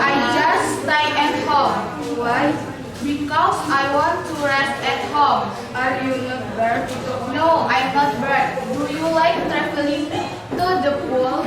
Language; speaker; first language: English; non-native, learner; Indonesian